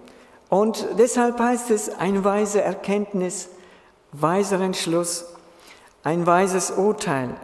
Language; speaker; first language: German; non-native, fluent; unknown